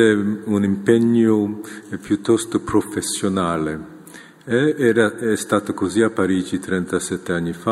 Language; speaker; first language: Italian; non-native, fluent; Korean